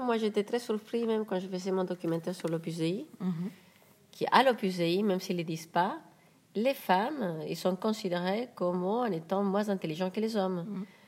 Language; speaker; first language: French; non-native, fluent; Spanish